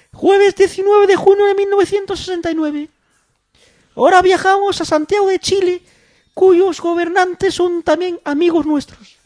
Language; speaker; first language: Spanish; native; Spanish